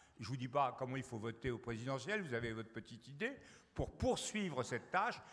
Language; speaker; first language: French; native; French